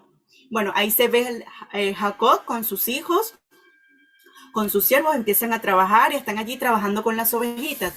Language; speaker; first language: Spanish; native; Spanish